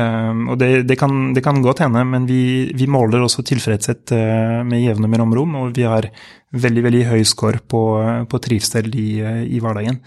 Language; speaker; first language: Norwegian; non-native, fluent; French